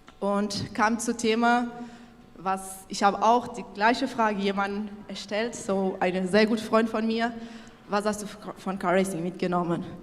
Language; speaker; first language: German; non-native, local second language; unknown